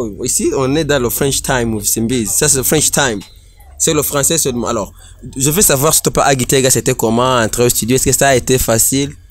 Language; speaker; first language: French; non-native, local second language; Rundi